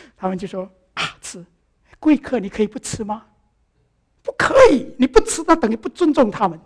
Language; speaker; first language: Chinese; early bilingual, heritage; Chinese